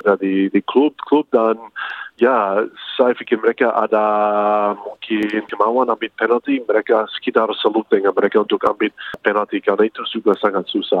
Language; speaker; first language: Indonesian; early bilingual, heritage; English